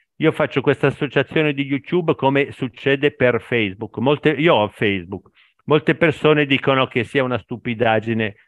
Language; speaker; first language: Italian; native; Italian